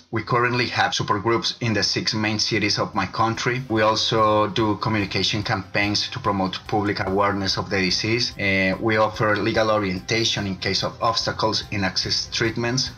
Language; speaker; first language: English; non-native, fluent; Spanish